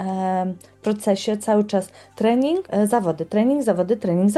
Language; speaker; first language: Polish; native; Polish